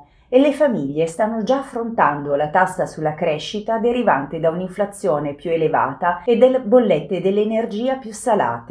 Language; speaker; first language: Italian; native; Italian